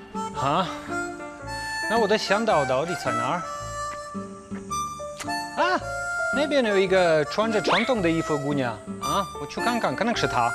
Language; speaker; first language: Chinese; non-native, learner; English